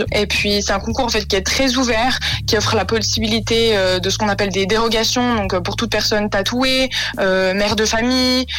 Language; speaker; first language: French; native; French